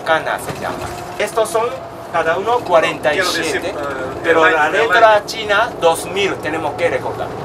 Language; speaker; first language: Spanish; non-native, learner; Japanese